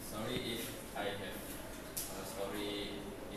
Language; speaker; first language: English; non-native, learner; Indonesian